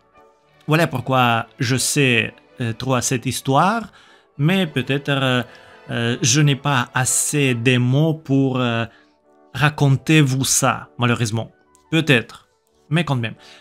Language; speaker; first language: French; non-native, learner; Russian